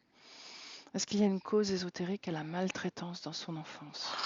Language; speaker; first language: French; native; French